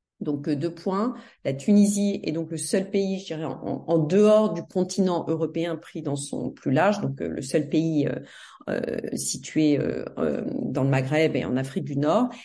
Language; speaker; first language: French; native; French